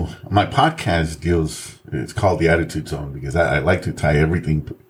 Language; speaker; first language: English; native; English